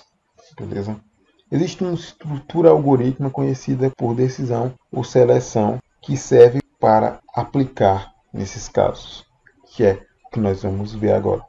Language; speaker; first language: Portuguese; native; Portuguese